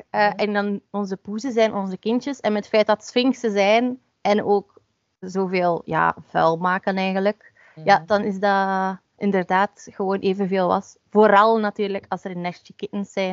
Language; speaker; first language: Dutch; native; Dutch